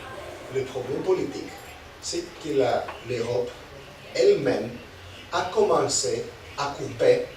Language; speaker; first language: French; non-native, fluent; Greek